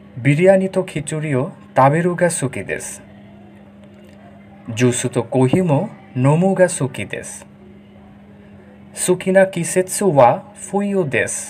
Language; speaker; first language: Japanese; non-native, learner; Bangla